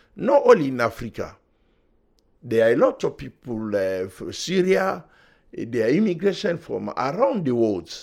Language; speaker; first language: English; non-native, learner; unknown